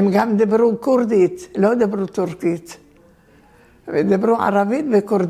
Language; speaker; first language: Hebrew; early bilingual, other home language; Turkish